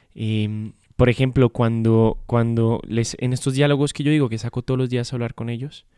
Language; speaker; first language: Spanish; native; Spanish